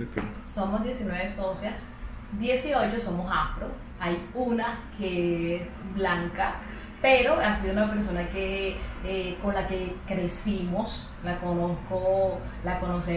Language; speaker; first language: Spanish; native; Spanish